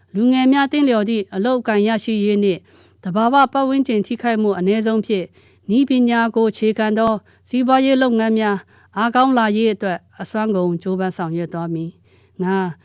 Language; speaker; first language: Burmese; non-native, local second language; Pa'o Karen